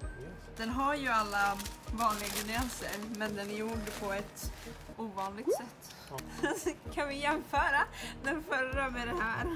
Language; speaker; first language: Swedish; native; Swedish